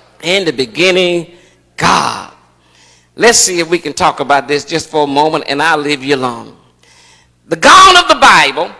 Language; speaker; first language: English; native; English